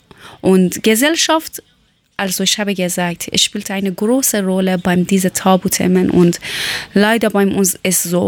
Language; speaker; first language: German; non-native, learner; Persian